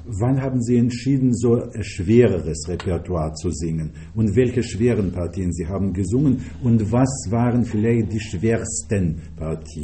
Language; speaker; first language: German; non-native, fluent; Russian